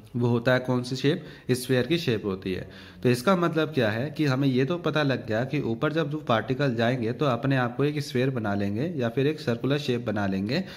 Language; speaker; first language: Hindi; native; Hindi